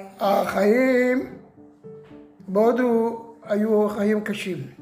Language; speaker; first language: Hebrew; non-native, fluent; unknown